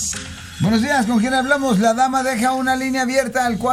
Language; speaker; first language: Spanish; native; Spanish